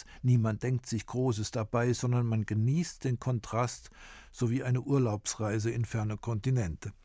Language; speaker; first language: German; native; German